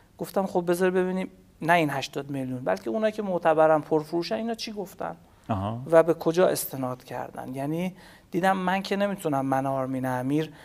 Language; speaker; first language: Persian; native; Persian